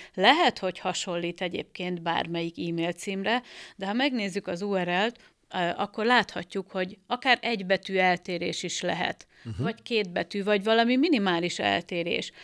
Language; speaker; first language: Hungarian; native; Hungarian